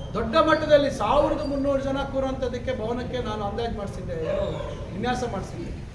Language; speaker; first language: Kannada; native; Kannada